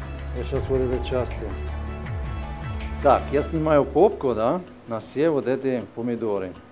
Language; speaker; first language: Russian; non-native, fluent; Italian